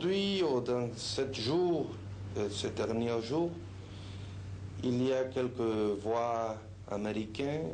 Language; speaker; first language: French; non-native, fluent; Spanish